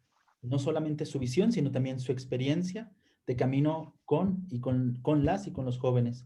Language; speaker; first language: Spanish; native; Spanish